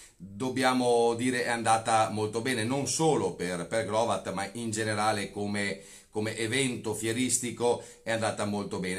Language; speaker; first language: Italian; native; Italian